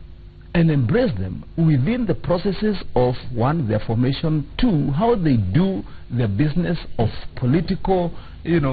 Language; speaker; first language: English; non-native, local second language; Kikuyu